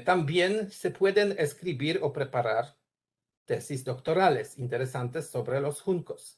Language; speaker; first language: Spanish; non-native, learner; Polish